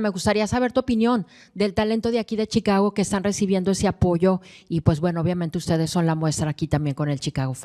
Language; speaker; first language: Spanish; native; Spanish